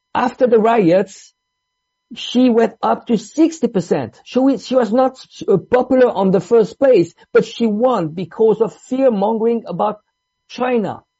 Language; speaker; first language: English; non-native, fluent; Italian